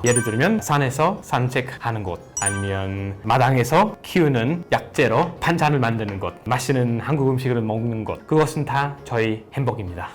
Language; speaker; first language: Korean; non-native, fluent; English